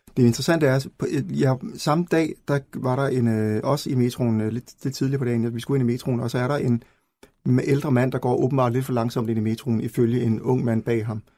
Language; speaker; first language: Danish; native; Danish